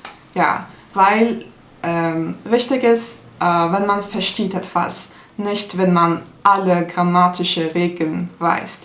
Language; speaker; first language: German; non-native, learner; Turkish